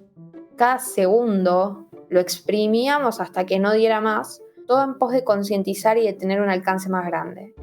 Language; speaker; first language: Spanish; native; Spanish